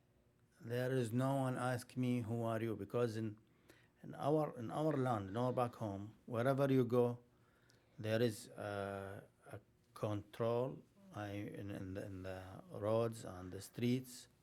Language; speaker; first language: English; non-native, learner; Arabic